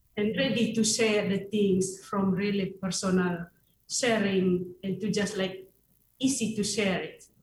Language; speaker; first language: English; non-native, fluent; Indonesian